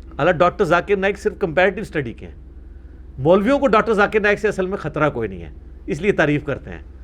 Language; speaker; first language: Urdu; non-native, local second language; Punjabi